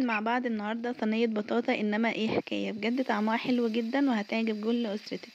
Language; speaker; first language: Arabic; native; Arabic